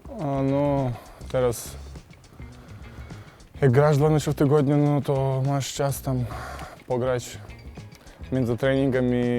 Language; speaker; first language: Polish; non-native, fluent; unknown